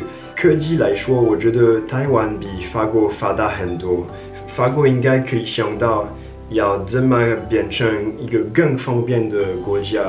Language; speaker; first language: Chinese; non-native, fluent; French